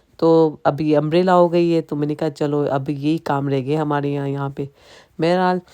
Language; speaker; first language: Urdu; non-native, local second language; Sindhi